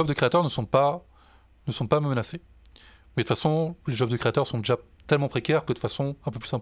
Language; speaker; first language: French; native; French